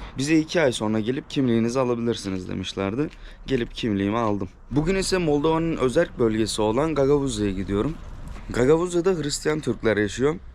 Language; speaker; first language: Turkish; native; Turkish